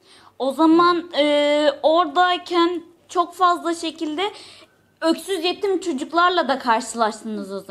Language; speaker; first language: Turkish; native; Turkish